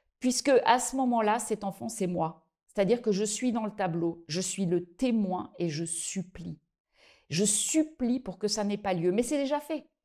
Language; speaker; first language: French; native; French